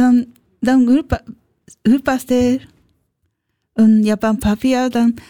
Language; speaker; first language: German; non-native, learner; Japanese